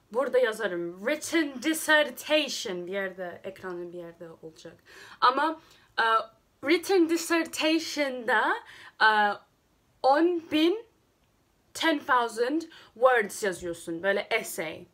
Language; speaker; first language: Turkish; early bilingual, heritage; Turkish